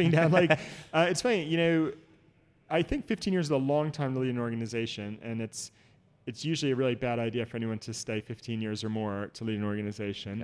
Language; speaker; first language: English; native; English